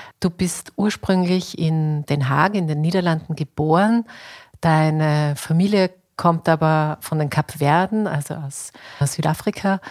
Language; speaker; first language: German; native; German